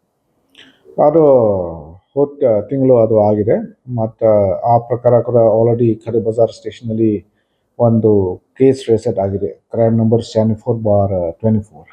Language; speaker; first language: Kannada; non-native, fluent; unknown